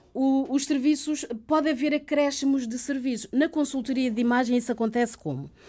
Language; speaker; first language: Portuguese; early bilingual, other home language; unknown